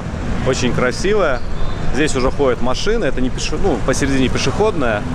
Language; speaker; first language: Russian; native; Russian